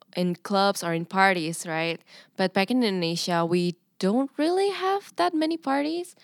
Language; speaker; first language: English; non-native, fluent; Indonesian